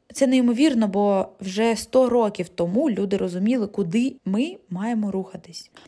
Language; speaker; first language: Ukrainian; non-native, local second language; Russian